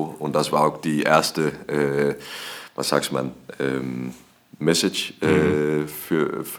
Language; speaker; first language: German; non-native, learner; Danish